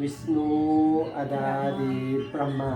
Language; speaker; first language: Indonesian; non-native, learner; Thai